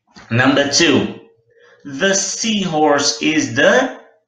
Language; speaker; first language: English; non-native, fluent; Portuguese